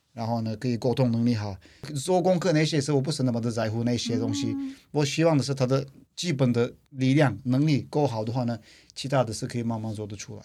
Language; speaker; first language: Chinese; non-native, fluent; Turkish